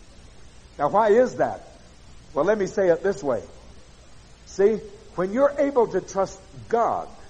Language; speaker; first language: English; native; English